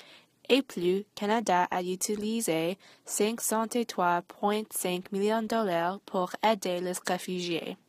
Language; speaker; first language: French; non-native, learner; English